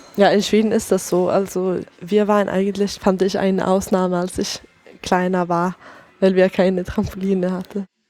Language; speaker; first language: German; non-native, fluent; Swedish